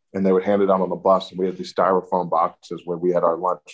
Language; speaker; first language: English; native; English